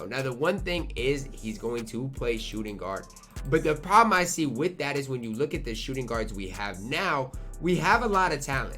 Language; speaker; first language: English; native; English